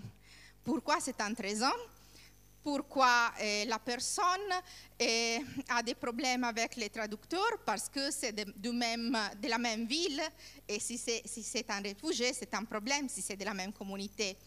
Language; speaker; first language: French; non-native, learner; Italian